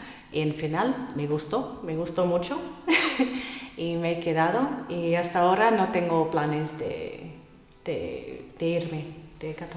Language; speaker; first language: Spanish; non-native, fluent; English